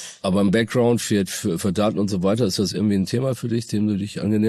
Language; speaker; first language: German; native; German